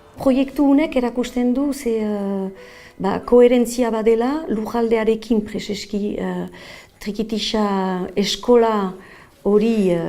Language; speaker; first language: Basque; native; Basque